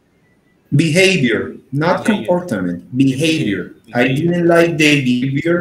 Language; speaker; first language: English; non-native, fluent; Spanish